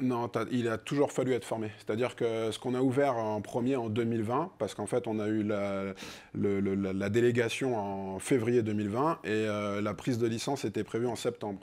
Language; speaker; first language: French; native; French